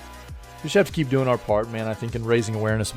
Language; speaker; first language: English; native; English